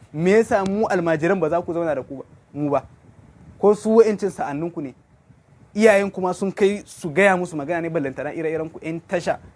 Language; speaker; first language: Hausa; non-native, local second language; Kanuri